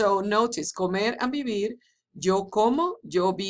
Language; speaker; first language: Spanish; non-native, fluent; English